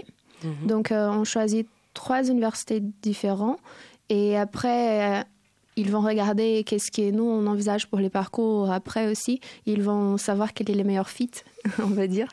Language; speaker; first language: French; non-native, fluent; Portuguese